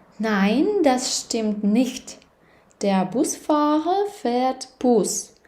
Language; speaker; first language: German; non-native, fluent; Ukrainian